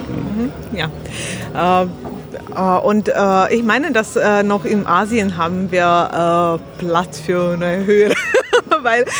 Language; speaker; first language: German; non-native, learner; Slovak